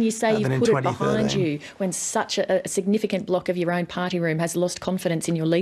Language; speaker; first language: English; native; English